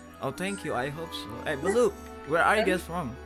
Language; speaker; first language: English; non-native, fluent; Indonesian